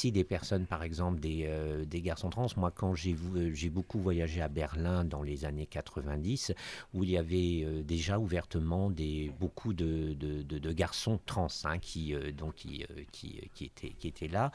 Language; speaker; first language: French; native; French